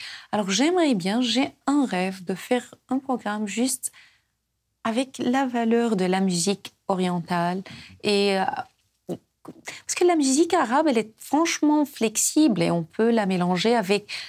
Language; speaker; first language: French; non-native, fluent; Arabic